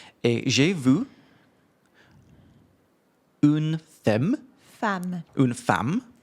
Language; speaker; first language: French; non-native, learner; English